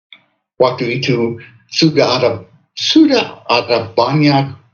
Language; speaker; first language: Indonesian; non-native, fluent; English